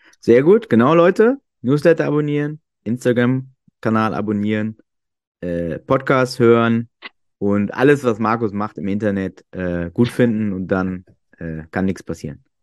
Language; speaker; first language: German; native; German